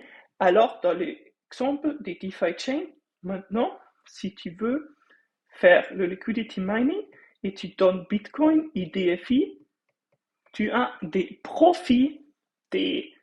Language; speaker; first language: French; non-native, fluent; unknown